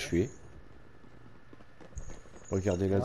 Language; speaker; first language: French; native; French